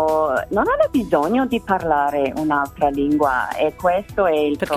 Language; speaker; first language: Italian; non-native, learner; English